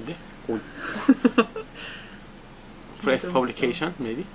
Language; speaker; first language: English; non-native, learner; Korean